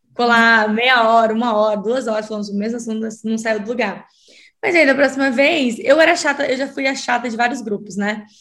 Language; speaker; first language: Portuguese; native; Portuguese